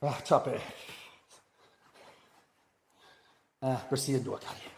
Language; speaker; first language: Indonesian; non-native, fluent; English